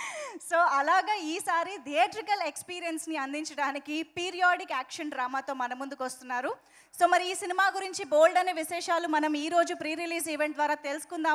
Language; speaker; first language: Telugu; native; Telugu